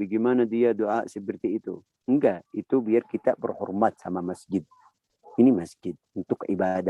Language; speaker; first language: Indonesian; non-native, fluent; Arabic